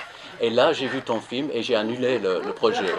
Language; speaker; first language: French; non-native, fluent; English